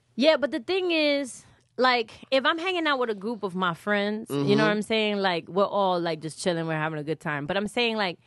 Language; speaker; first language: English; early bilingual, other home language; Spanish